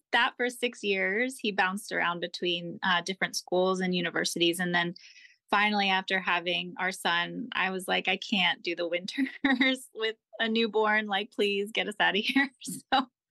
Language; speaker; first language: English; native; English